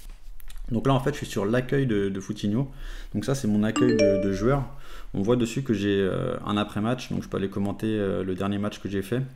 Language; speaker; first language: French; native; French